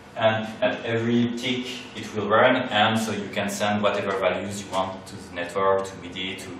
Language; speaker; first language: English; non-native, fluent; French